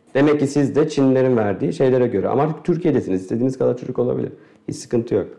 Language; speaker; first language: Turkish; native; Turkish